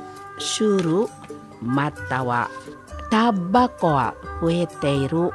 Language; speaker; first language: Japanese; non-native, fluent; Indonesian